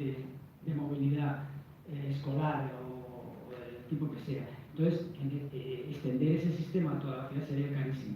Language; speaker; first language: Spanish; native; Spanish